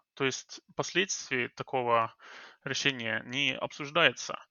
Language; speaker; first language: Russian; non-native, fluent; Norwegian